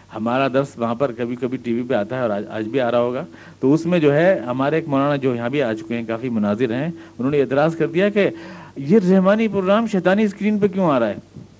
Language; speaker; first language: Urdu; native; Urdu